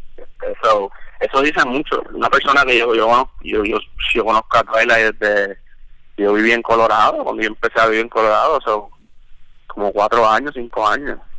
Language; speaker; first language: Spanish; early bilingual, heritage; Spanish